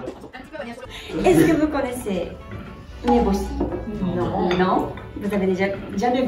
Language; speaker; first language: French; non-native, learner; Japanese